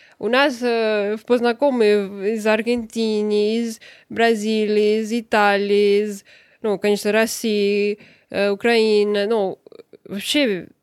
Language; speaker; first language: Russian; early bilingual, heritage; Russian